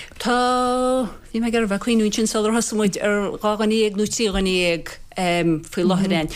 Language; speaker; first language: Irish; native; Irish